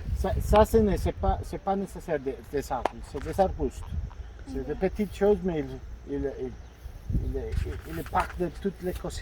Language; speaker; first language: French; non-native, fluent; Spanish